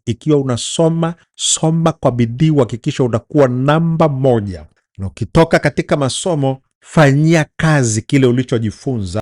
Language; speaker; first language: Swahili; native; Swahili